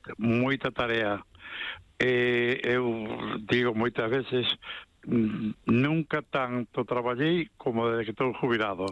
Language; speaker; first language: Galician; native; Galician